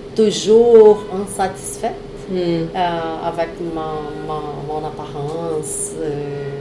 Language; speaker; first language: French; non-native, fluent; Portuguese